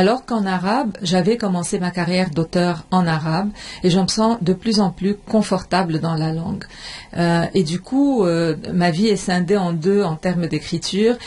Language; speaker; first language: French; non-native, fluent; Arabic